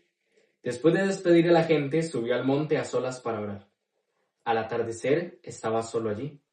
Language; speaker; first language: Spanish; native; Spanish